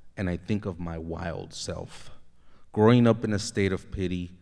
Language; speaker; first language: English; native; English